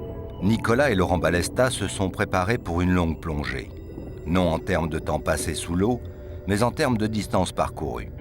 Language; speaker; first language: French; native; French